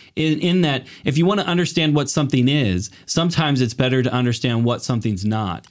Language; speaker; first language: English; native; English